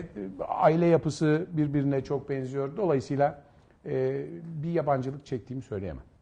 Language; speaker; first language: Turkish; native; Turkish